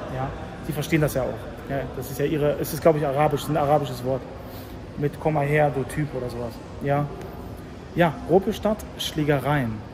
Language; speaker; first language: German; early bilingual, other home language; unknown